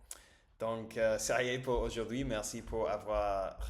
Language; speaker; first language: French; non-native, learner; Spanish